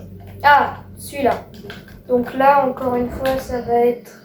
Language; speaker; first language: French; native; French